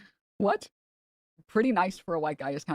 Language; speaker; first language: English; native; English